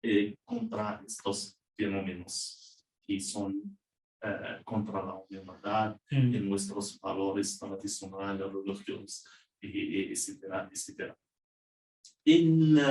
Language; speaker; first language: Spanish; non-native, learner; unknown